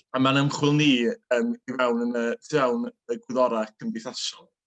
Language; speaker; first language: Welsh; native; Welsh